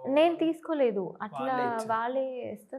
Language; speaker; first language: Telugu; non-native, fluent; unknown